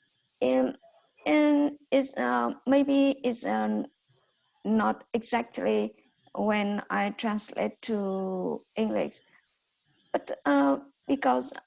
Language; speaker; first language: English; non-native, learner; Vietnamese